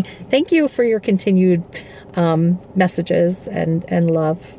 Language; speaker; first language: English; native; English